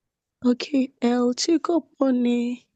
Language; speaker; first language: Spanish; non-native, learner; English